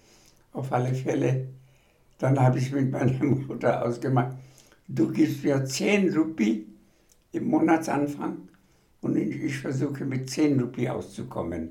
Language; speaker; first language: German; non-native, fluent; Bangla